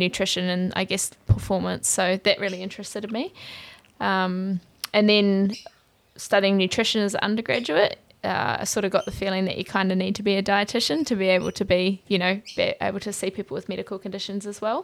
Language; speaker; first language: English; native; English